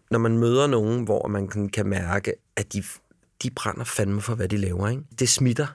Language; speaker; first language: Danish; native; Danish